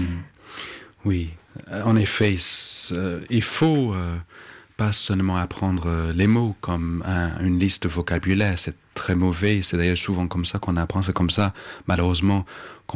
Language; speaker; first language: French; non-native, fluent; English